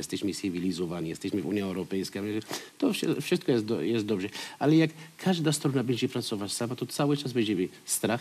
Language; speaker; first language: Polish; non-native, learner; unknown